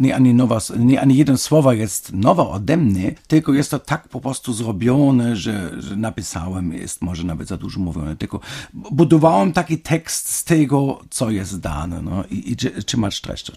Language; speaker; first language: Polish; non-native, fluent; German